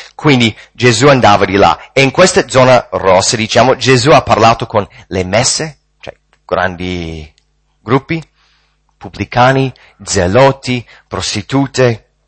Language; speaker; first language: Italian; non-native, fluent; English